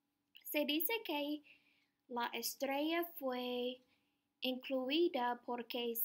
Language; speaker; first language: Spanish; non-native, learner; English